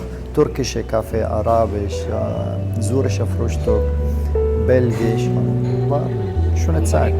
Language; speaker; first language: German; non-native, learner; Arabic